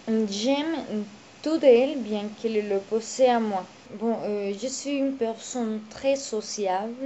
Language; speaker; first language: French; non-native, learner; Spanish